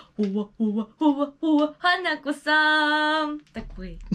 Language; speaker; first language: Russian; non-native, learner; Japanese